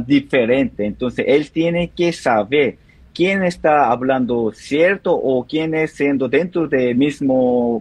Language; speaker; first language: Spanish; non-native, learner; Korean